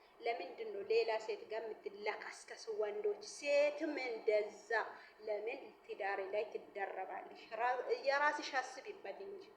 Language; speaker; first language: Amharic; non-native, local second language; Oromo